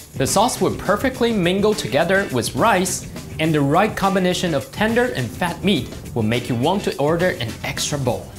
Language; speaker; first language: English; non-native, fluent; Chinese